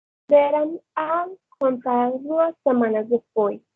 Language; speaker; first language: Portuguese; non-native, learner; Spanish